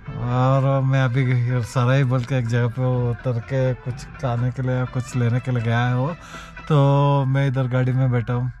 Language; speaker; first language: Hindi; non-native, local second language; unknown